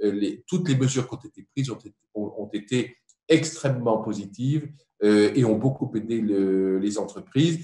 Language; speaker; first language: French; native; French